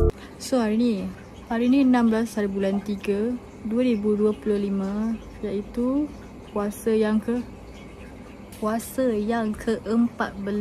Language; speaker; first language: Malay; native; Malay